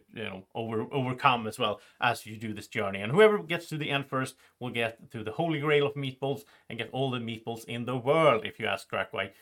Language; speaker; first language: English; non-native, fluent; Swedish